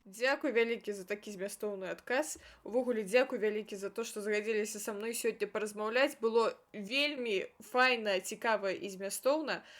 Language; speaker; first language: Belarusian; native; Belarusian